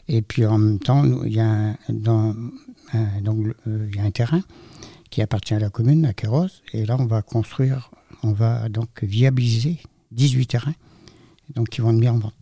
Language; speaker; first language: French; native; French